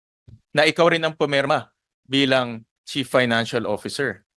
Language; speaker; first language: Filipino; native; Filipino